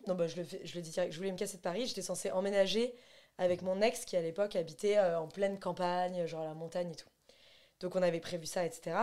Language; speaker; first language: French; native; French